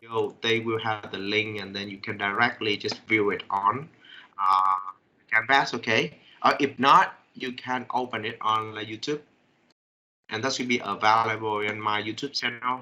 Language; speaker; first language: English; non-native, fluent; Vietnamese